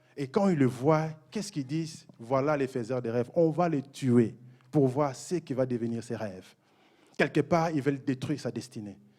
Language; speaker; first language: French; non-native, local second language; Mossi